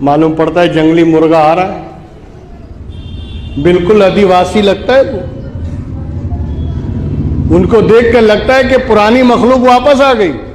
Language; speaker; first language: Urdu; native; Urdu